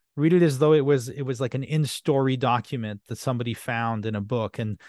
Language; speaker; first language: English; non-native, fluent; French